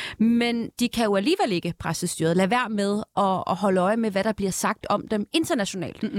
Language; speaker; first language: Danish; early bilingual, other home language; Persian